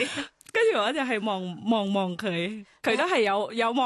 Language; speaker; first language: Cantonese; non-native, learner; Thai